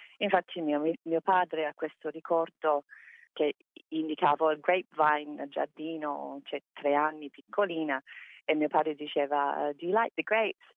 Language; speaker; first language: Italian; non-native, fluent; English